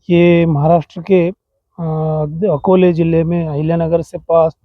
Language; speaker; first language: Hindi; non-native, local second language; Marathi